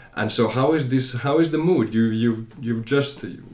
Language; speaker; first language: English; non-native, fluent; Macedonian